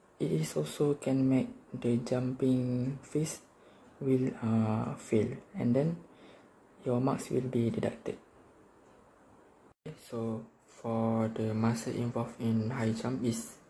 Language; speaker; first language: English; non-native, learner; Malay